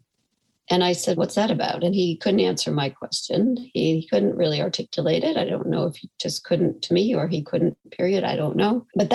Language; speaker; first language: English; native; English